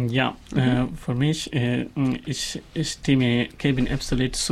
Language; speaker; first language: German; non-native, learner; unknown